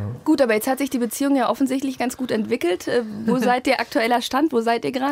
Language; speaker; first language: German; native; German